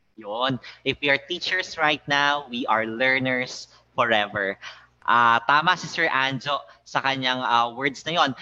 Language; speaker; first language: Filipino; native; Filipino